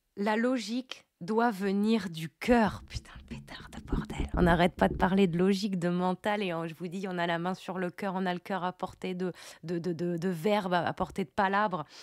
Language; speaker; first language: French; native; French